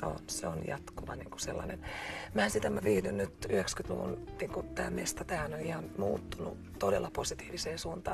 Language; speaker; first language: Finnish; native; Finnish